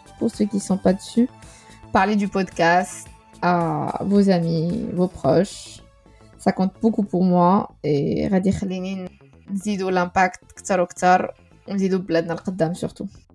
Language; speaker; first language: French; non-native, local second language; Arabic